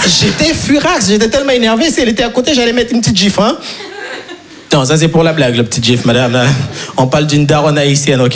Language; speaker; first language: French; non-native, local second language; Haitian Creole